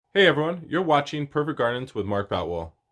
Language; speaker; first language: English; native; English